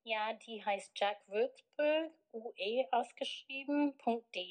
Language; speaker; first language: German; non-native, fluent; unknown